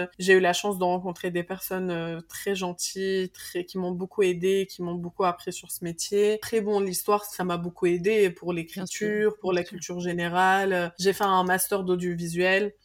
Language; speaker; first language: French; early bilingual, other home language; Arabic